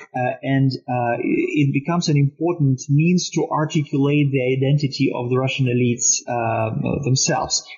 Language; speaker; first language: English; non-native, fluent; Romanian